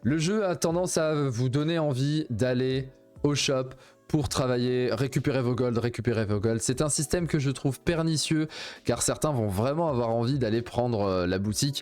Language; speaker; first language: French; native; French